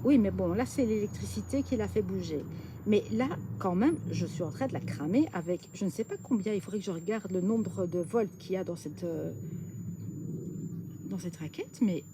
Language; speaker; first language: French; native; French